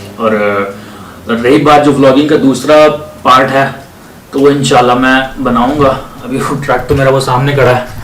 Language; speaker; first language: Urdu; non-native, local second language; Punjabi